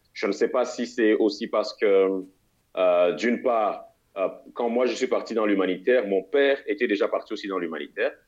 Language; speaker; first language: French; non-native, local second language; Lingala